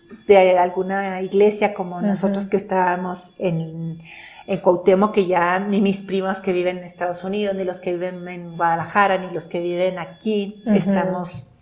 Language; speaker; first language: Spanish; non-native, local second language; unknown